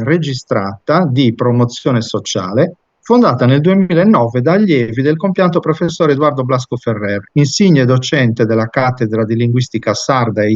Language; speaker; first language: Italian; native; Italian